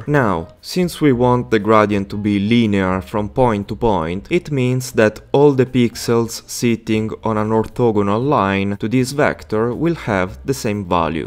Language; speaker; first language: English; non-native, fluent; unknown